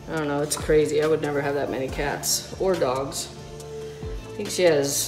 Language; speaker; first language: English; native; English